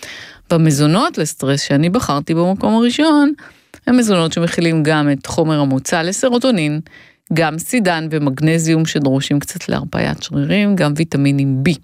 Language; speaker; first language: Hebrew; native; Hebrew